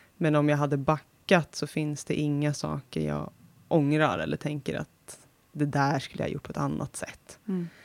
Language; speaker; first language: Swedish; native; Swedish